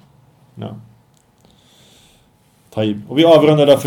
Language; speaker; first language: Swedish; early bilingual, other home language; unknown